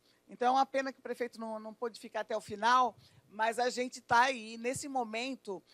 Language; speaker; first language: Portuguese; native; Portuguese